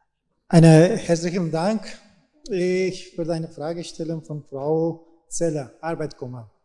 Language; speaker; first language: German; non-native, learner; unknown